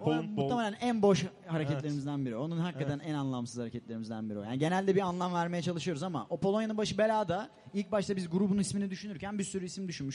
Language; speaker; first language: Turkish; native; Turkish